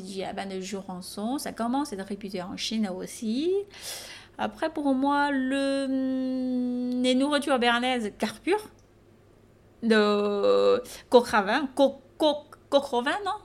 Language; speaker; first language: French; non-native, fluent; Chinese